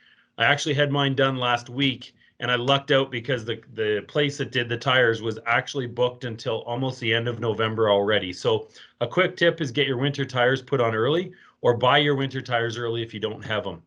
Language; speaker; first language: English; native; English